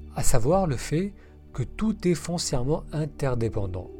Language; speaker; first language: French; non-native, local second language; Arabic